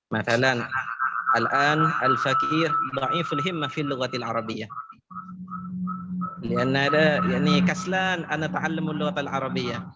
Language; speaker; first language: Arabic; non-native, fluent; Malay